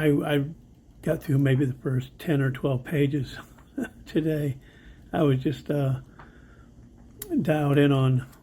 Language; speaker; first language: English; native; English